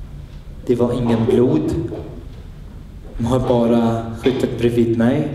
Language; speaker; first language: Swedish; non-native, fluent; Arabic